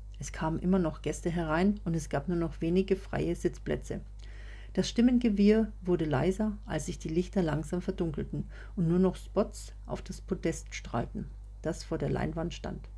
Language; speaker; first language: German; native; German